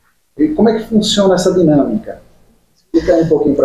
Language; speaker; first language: Portuguese; native; Portuguese